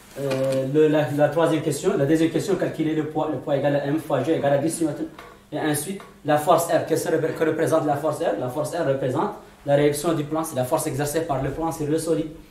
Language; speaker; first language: French; non-native, local second language; Arabic